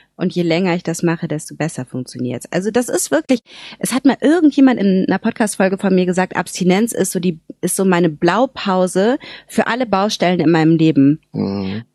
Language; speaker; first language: German; native; German